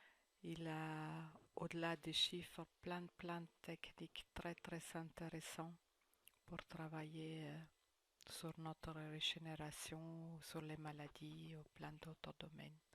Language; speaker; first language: French; non-native, fluent; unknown